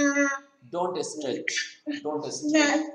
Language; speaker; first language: English; non-native, fluent; Bangla